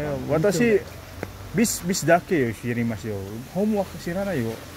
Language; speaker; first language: Japanese; non-native, learner; Indonesian